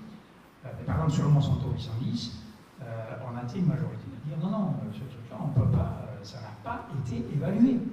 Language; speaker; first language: French; native; French